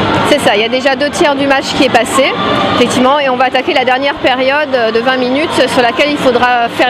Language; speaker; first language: French; native; French